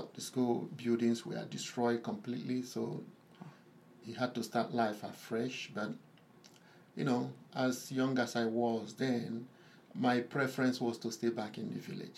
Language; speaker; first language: English; non-native, local second language; Igbo